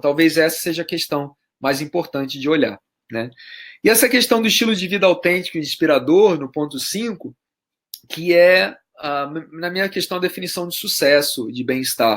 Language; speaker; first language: Portuguese; native; Portuguese